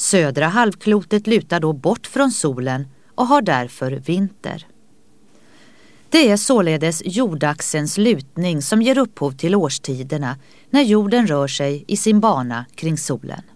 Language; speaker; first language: Swedish; native; Swedish